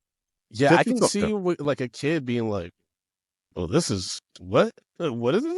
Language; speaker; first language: English; native; English